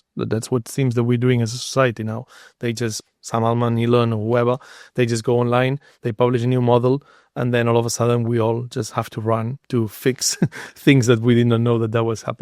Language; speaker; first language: English; non-native, fluent; Spanish